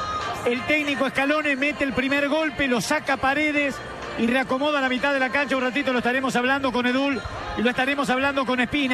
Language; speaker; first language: Spanish; native; Spanish